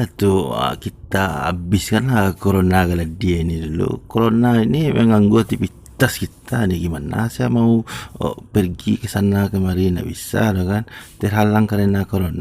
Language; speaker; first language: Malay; non-native, local second language; Minangkabau